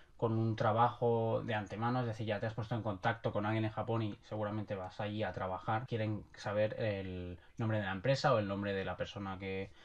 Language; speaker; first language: Spanish; native; Spanish